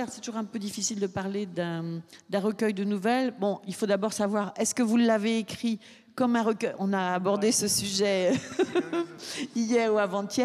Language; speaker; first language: French; native; French